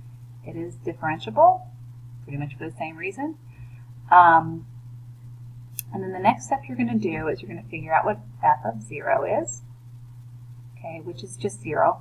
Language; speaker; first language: English; native; English